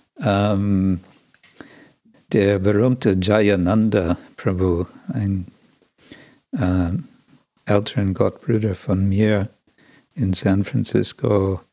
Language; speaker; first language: German; non-native, fluent; English